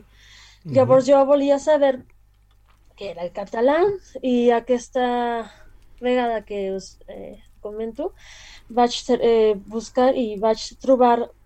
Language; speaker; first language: Catalan; non-native, learner; Spanish